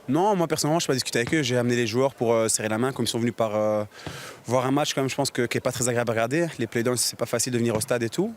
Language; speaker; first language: French; native; French